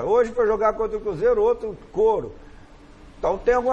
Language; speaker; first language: Portuguese; native; Portuguese